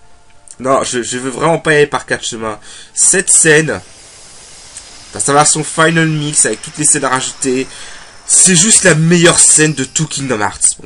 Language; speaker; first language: French; native; French